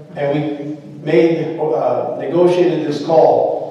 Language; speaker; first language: English; early bilingual, other home language; Spanish